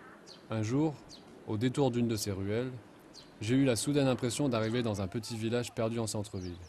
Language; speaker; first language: French; native; French